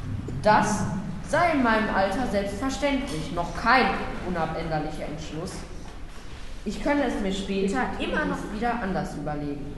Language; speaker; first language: German; native; German